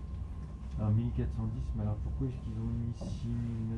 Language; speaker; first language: French; native; French